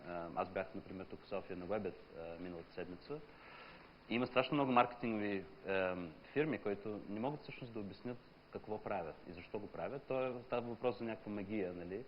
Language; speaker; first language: Bulgarian; non-native, fluent; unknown